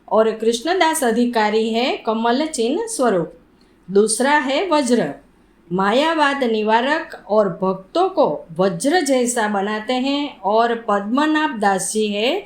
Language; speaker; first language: Hindi; non-native, local second language; Gujarati